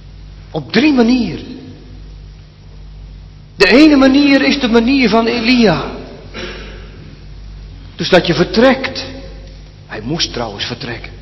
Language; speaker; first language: Dutch; native; Dutch